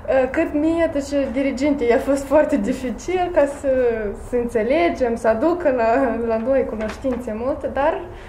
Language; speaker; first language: Romanian; non-native, local second language; Bulgarian